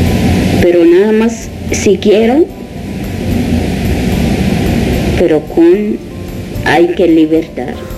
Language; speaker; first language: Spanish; non-native, local second language; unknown